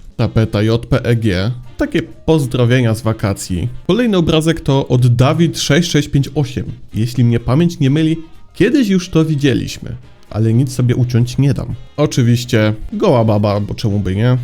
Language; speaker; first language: Polish; native; Polish